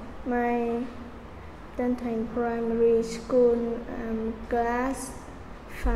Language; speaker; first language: English; non-native, learner; Vietnamese